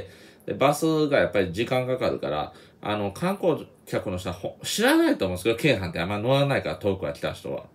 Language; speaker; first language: Japanese; native; Japanese